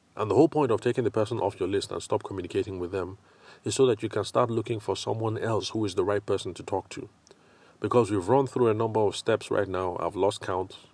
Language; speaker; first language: English; non-native, local second language; Yoruba